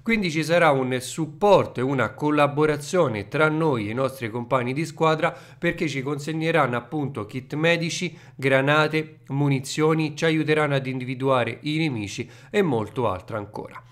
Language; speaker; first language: Italian; native; Italian